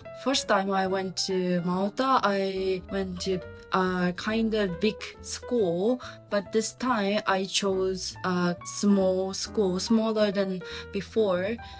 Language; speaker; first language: English; non-native, learner; Japanese